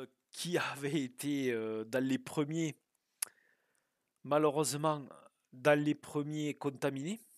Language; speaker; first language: French; native; French